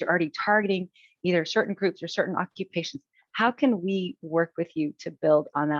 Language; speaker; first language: English; native; English